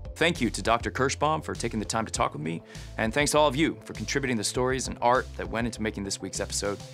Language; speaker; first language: English; native; English